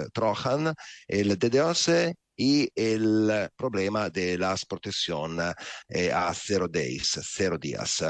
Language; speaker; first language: Spanish; non-native, learner; Italian